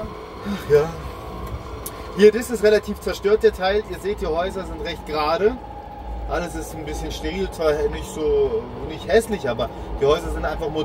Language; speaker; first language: German; native; German